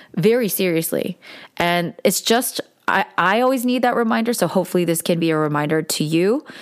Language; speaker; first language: English; early bilingual, other home language; Korean